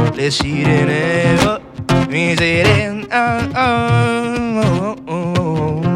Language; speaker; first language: Italian; native; Italian